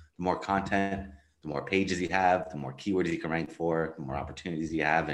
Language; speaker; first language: English; native; English